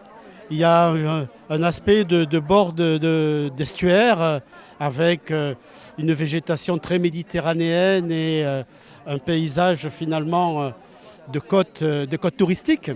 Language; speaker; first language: French; native; French